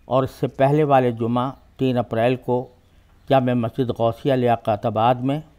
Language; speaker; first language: Urdu; native; Urdu